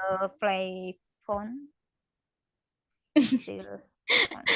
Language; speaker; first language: English; non-native, learner; Indonesian